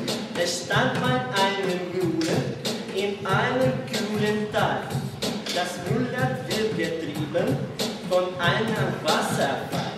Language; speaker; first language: German; non-native, learner; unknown